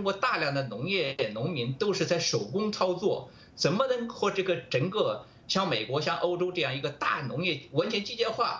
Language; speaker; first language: Chinese; native; Chinese